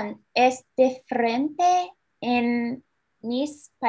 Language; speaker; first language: Spanish; non-native, learner; English